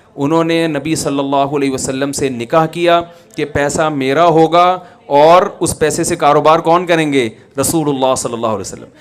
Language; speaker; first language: Urdu; native; Urdu